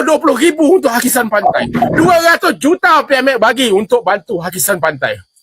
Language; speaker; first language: Malay; native; Malay